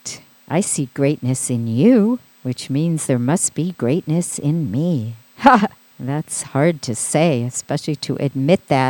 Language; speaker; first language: English; native; English